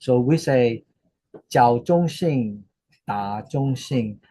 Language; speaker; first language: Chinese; early bilingual, heritage; Chinese